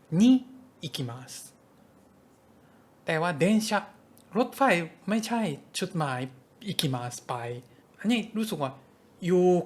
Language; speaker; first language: Thai; non-native, fluent; Japanese